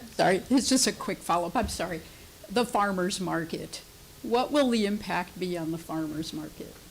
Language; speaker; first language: English; native; English